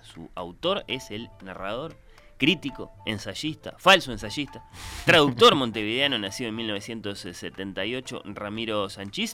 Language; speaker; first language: Spanish; native; Spanish